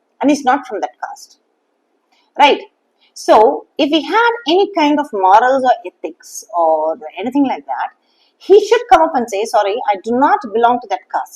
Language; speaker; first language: English; non-native, local second language; Tamil